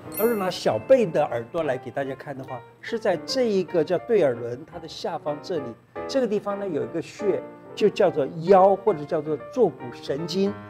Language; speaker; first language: Chinese; native; Chinese